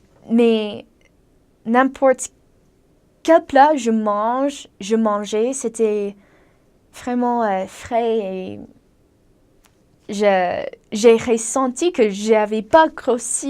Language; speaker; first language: French; non-native, fluent; English